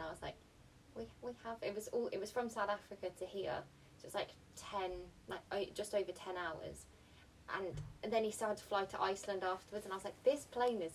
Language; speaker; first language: English; early bilingual, other home language; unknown